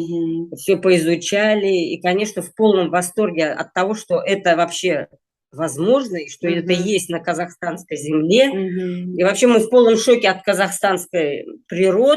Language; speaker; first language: Russian; native; Russian